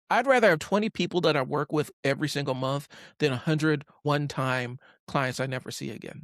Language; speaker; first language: English; native; English